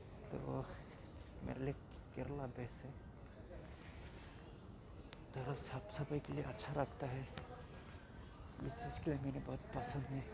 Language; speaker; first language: Hindi; non-native, local second language; Kok Borok